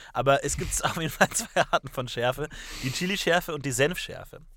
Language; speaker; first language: German; native; German